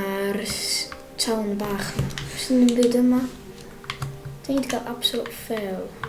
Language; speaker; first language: Welsh; native; Welsh